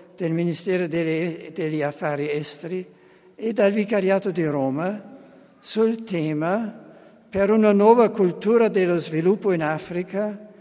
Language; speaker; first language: Italian; non-native, fluent; German